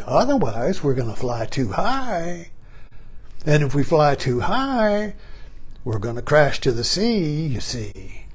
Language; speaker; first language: English; native; English